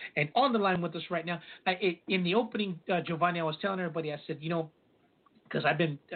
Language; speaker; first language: English; native; English